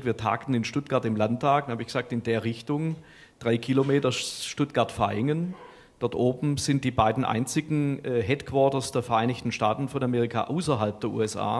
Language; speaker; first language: German; native; German